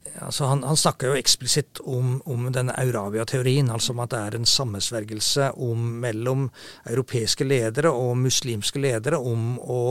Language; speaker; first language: Norwegian; native; Norwegian